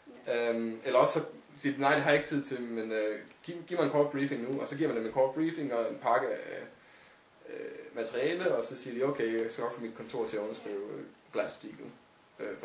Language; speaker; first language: Danish; native; Danish